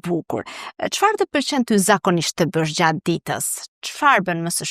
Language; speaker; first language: Albanian; native; Albanian